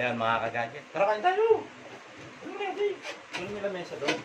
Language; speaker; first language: Filipino; native; Filipino